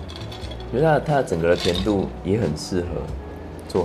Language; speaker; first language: Chinese; native; Chinese